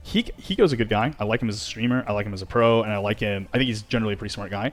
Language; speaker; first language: English; native; English